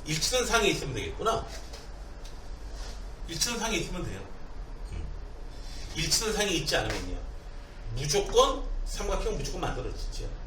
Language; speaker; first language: Korean; native; Korean